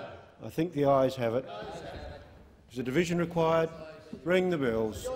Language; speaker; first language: English; native; English